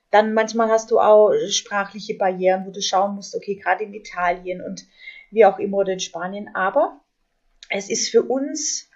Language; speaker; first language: German; native; German